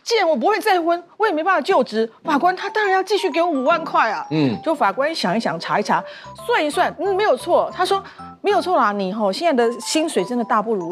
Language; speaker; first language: Chinese; native; Chinese